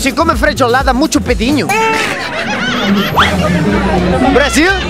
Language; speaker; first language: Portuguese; non-native, learner; Spanish